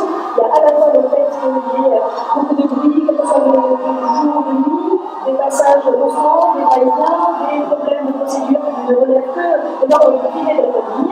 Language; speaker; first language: French; native; French